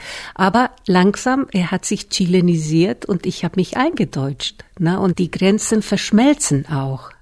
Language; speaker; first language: German; non-native, fluent; Spanish